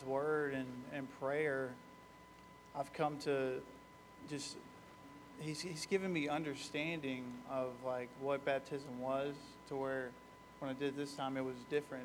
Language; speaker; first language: English; native; English